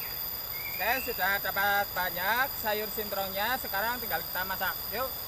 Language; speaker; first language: Indonesian; non-native, local second language; Javanese